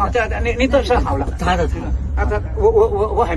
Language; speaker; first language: Chinese; non-native, learner; Indonesian